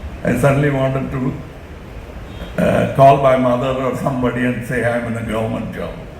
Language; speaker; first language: English; non-native, local second language; Tamil